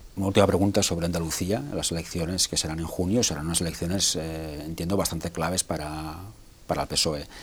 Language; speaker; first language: Spanish; non-native, local second language; Catalan